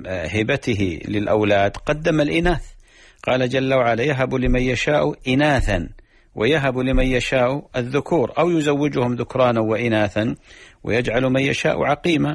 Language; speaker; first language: Arabic; native; Arabic